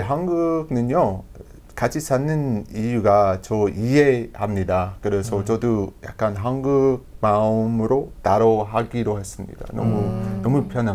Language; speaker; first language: Korean; non-native, learner; English